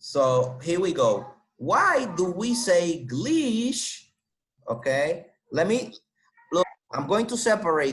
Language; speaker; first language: English; non-native, fluent; Spanish